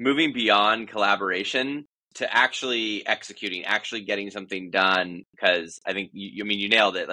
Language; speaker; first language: English; native; English